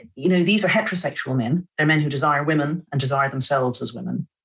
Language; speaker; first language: English; native; English